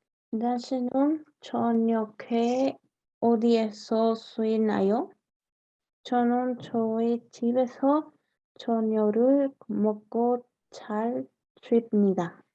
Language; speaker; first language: Korean; non-native, learner; Spanish